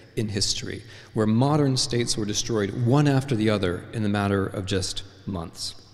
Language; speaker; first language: English; native; English